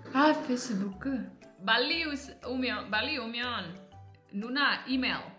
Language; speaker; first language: Korean; non-native, learner; Indonesian